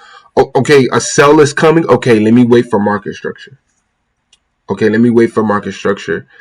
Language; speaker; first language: English; native; English